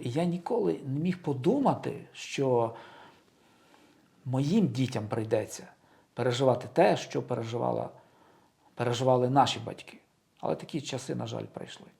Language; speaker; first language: Ukrainian; native; Ukrainian